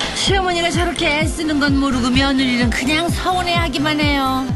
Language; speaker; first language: Korean; native; Korean